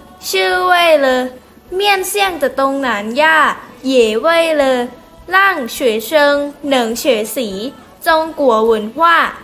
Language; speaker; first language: Chinese; non-native, learner; Thai